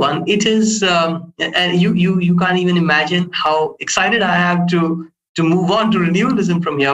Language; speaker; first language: English; non-native, local second language; Hindi